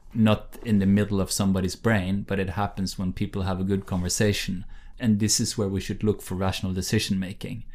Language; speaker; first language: English; non-native, fluent; Norwegian